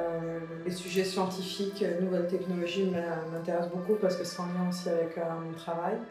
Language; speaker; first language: French; early bilingual, other home language; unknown